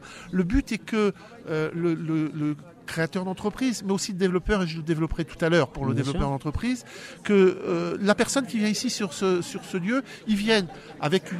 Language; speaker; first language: French; native; French